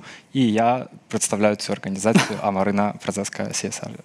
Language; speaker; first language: Polish; non-native, fluent; Ukrainian